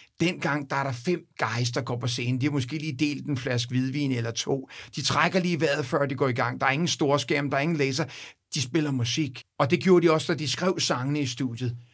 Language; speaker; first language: Danish; native; Danish